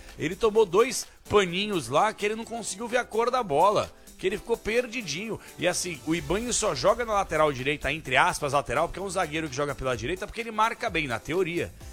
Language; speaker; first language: Portuguese; native; Portuguese